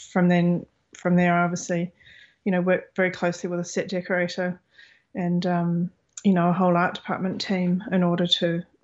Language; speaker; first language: English; native; English